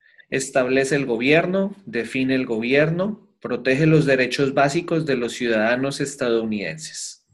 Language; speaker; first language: Spanish; native; Spanish